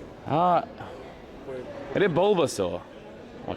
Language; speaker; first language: Japanese; non-native, learner; English